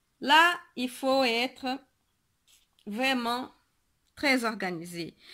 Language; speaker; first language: French; non-native, fluent; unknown